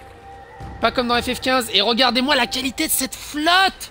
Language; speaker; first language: French; native; French